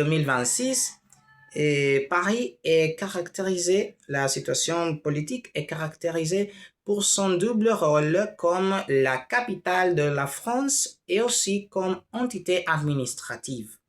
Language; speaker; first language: French; non-native, learner; Spanish